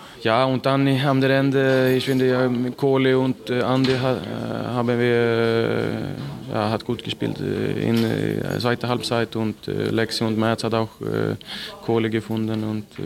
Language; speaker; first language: German; non-native, learner; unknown